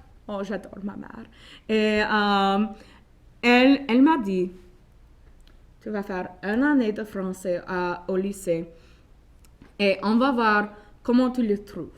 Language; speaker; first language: French; non-native, local second language; English